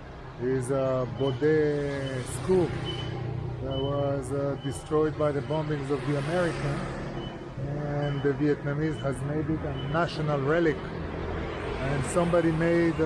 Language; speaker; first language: English; non-native, fluent; Hebrew